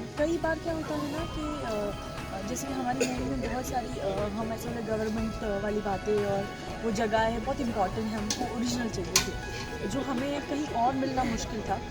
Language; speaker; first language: Hindi; non-native, local second language; Gujarati